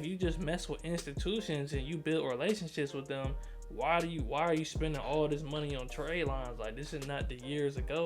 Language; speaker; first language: English; native; English